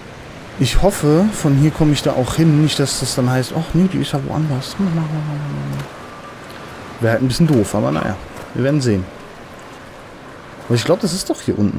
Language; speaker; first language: German; native; German